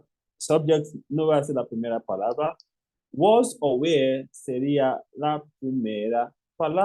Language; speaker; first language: Spanish; non-native, fluent; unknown